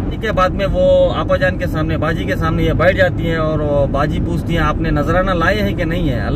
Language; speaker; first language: Hindi; native; Hindi